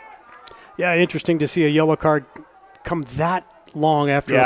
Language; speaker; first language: English; native; English